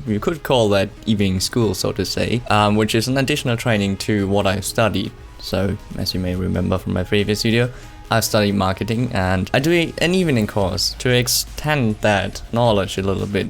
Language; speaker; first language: English; non-native, fluent; German